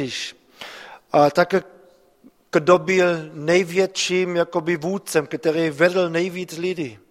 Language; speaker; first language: Czech; non-native, fluent; German